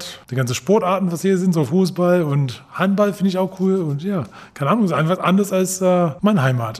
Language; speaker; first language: German; non-native, fluent; English